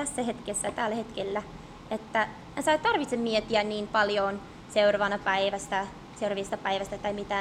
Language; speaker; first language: Finnish; early bilingual, heritage; English